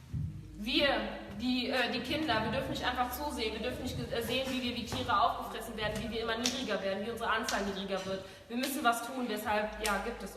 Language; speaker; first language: German; early bilingual, other home language; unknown